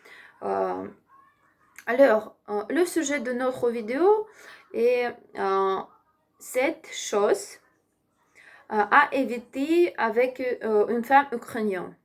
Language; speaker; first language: French; non-native, learner; Ukrainian